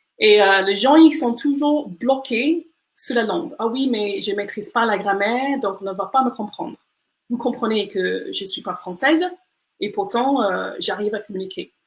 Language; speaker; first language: French; non-native, fluent; English